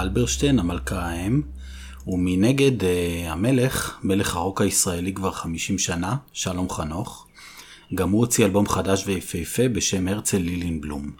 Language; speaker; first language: Hebrew; native; Hebrew